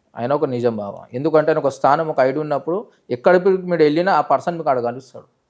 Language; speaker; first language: Telugu; native; Telugu